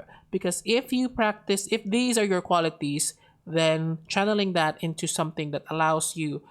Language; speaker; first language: English; non-native, local second language; Filipino